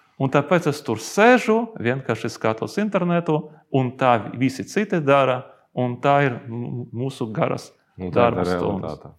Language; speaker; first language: Latvian; non-native, local second language; Russian